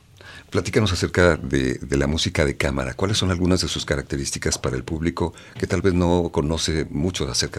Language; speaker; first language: Spanish; native; Spanish